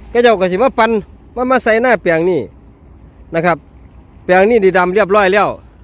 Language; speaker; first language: Thai; non-native, local second language; Northeastern Thai